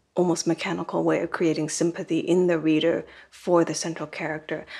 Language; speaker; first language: English; native; English